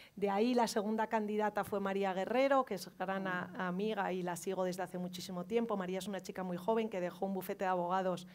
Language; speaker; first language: Spanish; native; Spanish